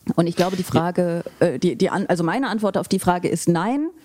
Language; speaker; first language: German; native; German